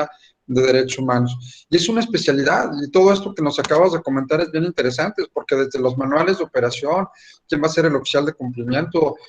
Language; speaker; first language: Spanish; native; Spanish